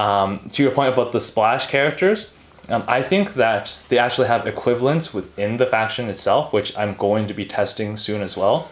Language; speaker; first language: English; native; English